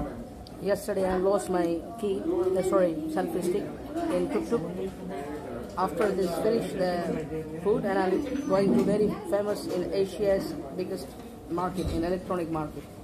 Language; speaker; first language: English; non-native, learner; Hindi